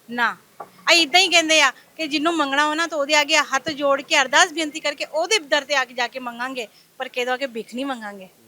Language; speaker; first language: Punjabi; non-native, local second language; Hindi